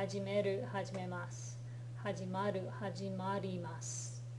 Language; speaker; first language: Japanese; non-native, fluent; English